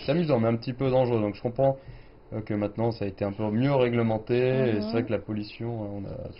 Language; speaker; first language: French; native; French